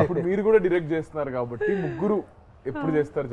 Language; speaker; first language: Telugu; native; Telugu